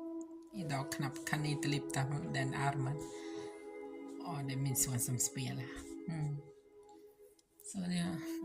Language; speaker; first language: Swedish; non-native, learner; Thai